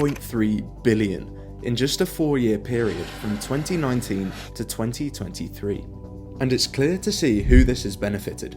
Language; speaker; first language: English; native; English